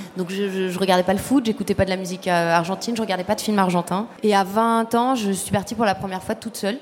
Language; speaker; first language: French; early bilingual, other home language; Spanish